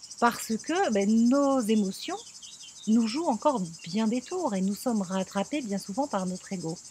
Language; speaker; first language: French; native; French